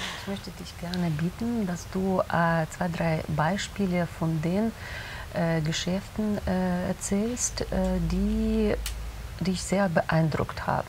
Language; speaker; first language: German; non-native, fluent; Russian